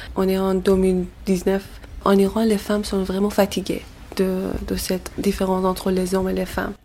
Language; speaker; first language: French; non-native, learner; Persian